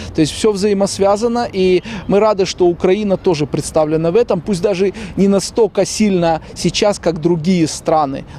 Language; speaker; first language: Russian; native; Russian